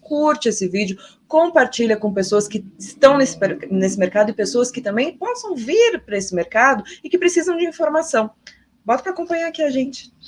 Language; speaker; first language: Portuguese; native; Portuguese